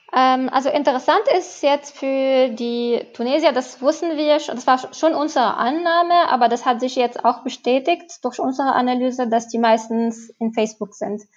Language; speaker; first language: German; non-native, fluent; Arabic